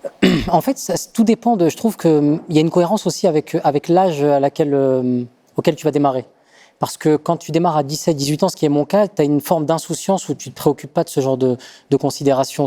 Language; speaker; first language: French; native; French